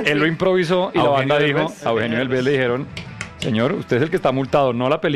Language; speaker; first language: Spanish; native; Spanish